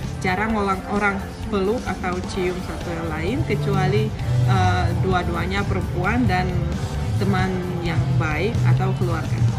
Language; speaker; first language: Indonesian; non-native, fluent; Russian